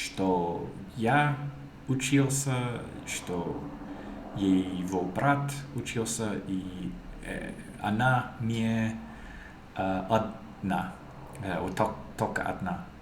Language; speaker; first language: Russian; non-native, learner; English